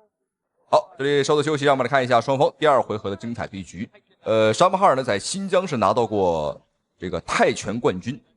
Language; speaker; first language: Chinese; native; Chinese